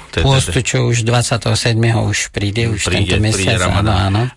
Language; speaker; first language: Slovak; non-native, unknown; Persian